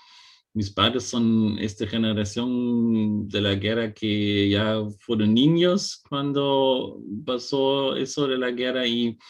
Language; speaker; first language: Spanish; non-native, fluent; German